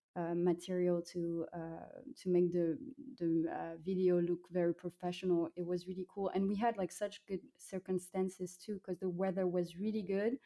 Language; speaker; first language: English; non-native, fluent; French